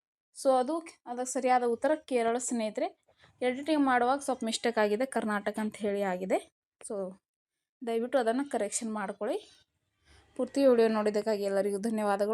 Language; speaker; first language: Kannada; native; Kannada